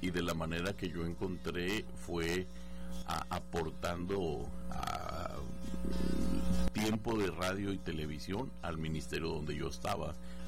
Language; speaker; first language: Spanish; native; Spanish